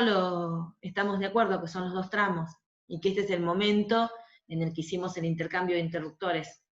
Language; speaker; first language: Spanish; native; Spanish